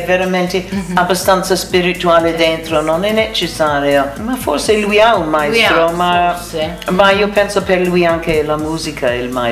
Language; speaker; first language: Italian; non-native, learner; English